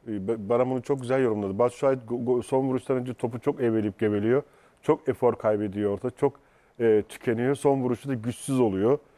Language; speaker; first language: Turkish; native; Turkish